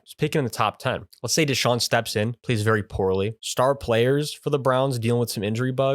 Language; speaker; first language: English; native; English